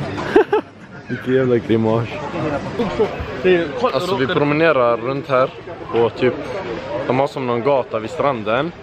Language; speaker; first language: Swedish; native; Swedish